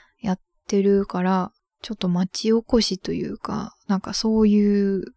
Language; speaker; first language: Japanese; native; Japanese